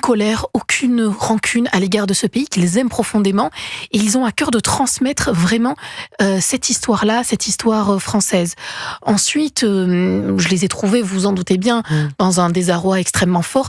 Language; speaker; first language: French; native; French